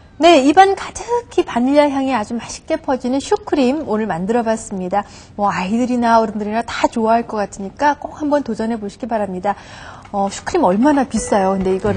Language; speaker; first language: Korean; native; Korean